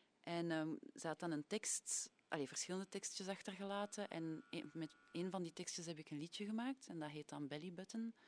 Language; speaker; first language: Dutch; native; Dutch